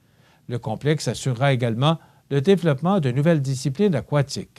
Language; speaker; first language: French; native; French